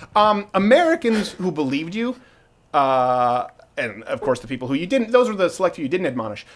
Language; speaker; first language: English; native; English